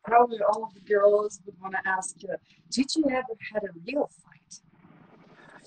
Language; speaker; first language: English; non-native, fluent; Russian